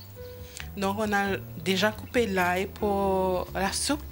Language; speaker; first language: French; non-native, local second language; Morisyen